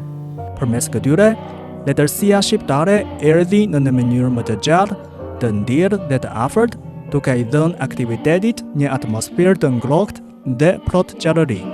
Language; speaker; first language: Albanian; non-native, fluent; Chinese